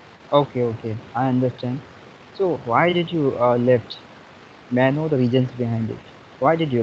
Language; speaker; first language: English; non-native, fluent; Hindi